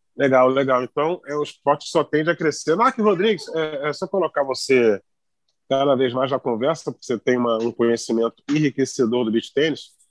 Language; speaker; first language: Portuguese; native; Portuguese